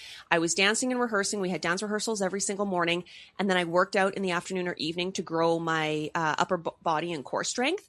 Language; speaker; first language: English; native; English